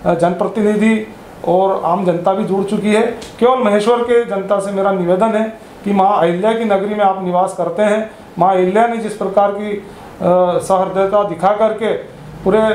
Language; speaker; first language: Hindi; native; Hindi